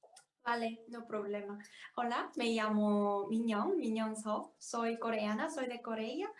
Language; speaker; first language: Spanish; non-native, fluent; Korean